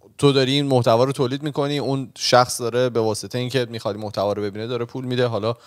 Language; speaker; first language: Persian; native; Persian